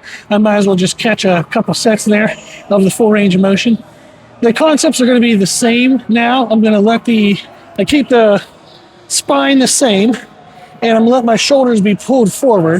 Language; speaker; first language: English; native; English